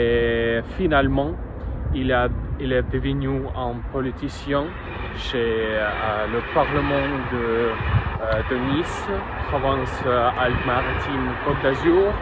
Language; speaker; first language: French; non-native, learner; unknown